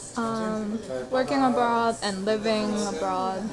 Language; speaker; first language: English; non-native, fluent; Korean